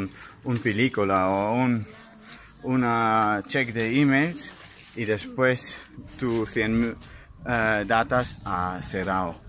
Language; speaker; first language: Spanish; non-native, learner; German